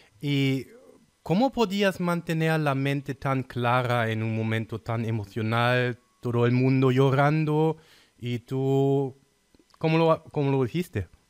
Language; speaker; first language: Spanish; non-native, fluent; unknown